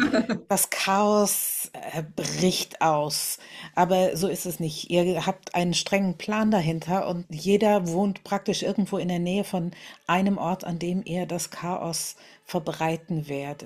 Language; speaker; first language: German; native; German